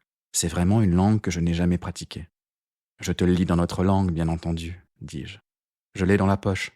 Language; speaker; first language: French; native; French